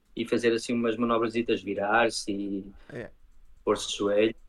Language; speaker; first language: Portuguese; early bilingual, heritage; Portuguese